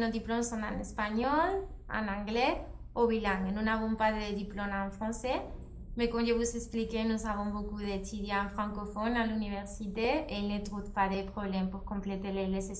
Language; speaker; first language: French; non-native, fluent; Spanish